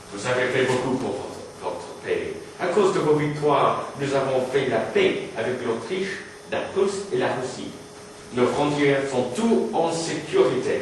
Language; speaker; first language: French; non-native, learner; English